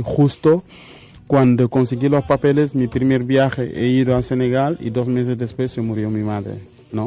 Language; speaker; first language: Spanish; non-native, fluent; Wolof